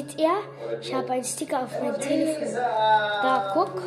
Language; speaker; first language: German; non-native, learner; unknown